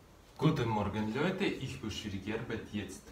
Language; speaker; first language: German; non-native, learner; Russian